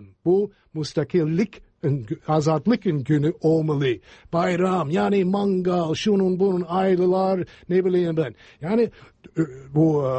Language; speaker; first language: Turkish; non-native, fluent; English